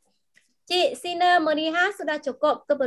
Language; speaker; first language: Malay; non-native, fluent; Vietnamese